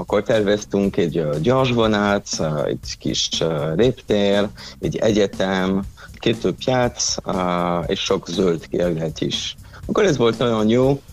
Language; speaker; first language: Hungarian; non-native, fluent; French